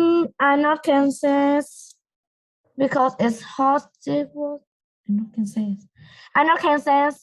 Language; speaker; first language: English; non-native, learner; Vietnamese